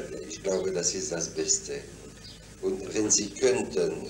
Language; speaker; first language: German; non-native, fluent; French